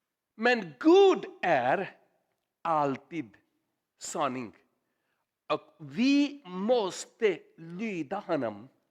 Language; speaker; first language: Swedish; non-native, learner; Urdu